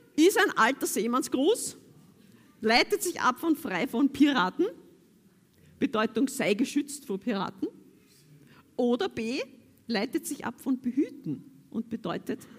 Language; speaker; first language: German; native; German